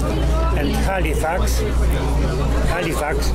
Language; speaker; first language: English; non-native, learner; Polish